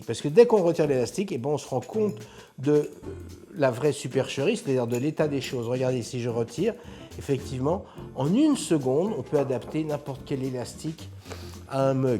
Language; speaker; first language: French; native; French